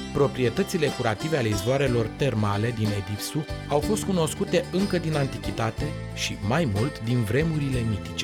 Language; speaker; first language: Romanian; native; Romanian